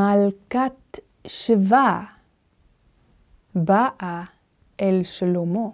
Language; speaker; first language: Hebrew; non-native, fluent; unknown